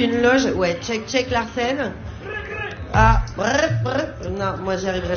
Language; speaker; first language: French; native; French